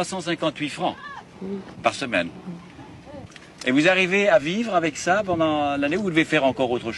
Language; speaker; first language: French; native; French